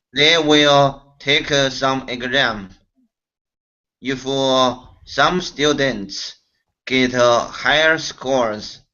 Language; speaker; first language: English; non-native, learner; Chinese